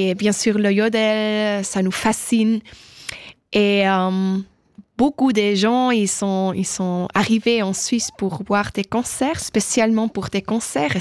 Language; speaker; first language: French; non-native, local second language; German